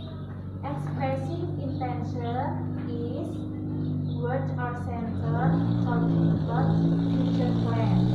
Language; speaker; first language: English; non-native, learner; Indonesian